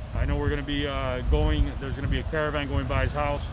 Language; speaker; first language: English; early bilingual, other home language; Spanish